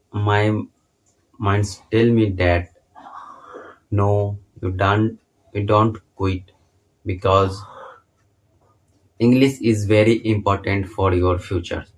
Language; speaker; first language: English; non-native, learner; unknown